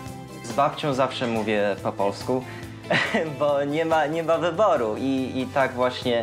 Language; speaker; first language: Polish; early bilingual, heritage; Polish